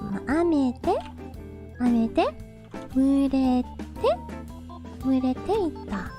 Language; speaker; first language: Japanese; non-native, learner; English